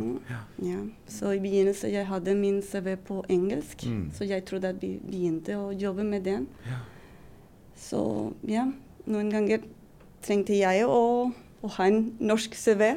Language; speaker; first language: Norwegian; non-native, fluent; Spanish